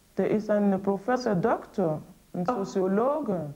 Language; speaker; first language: German; non-native, learner; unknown